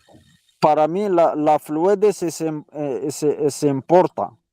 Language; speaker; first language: Spanish; non-native, learner; Arabic